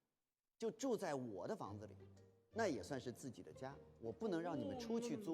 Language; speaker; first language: Chinese; native; Chinese